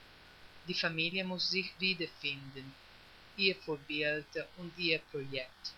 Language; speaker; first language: German; non-native, fluent; Italian